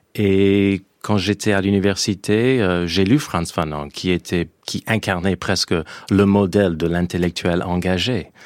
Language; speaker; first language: French; non-native, fluent; English